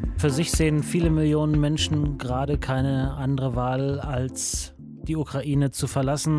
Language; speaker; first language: German; native; German